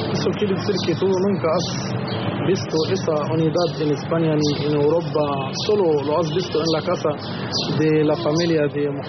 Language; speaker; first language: Spanish; non-native, learner; Arabic